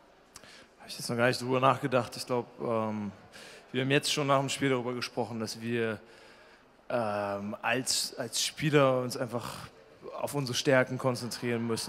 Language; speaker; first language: German; native; German